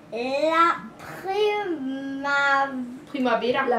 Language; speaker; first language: Spanish; non-native, learner; Danish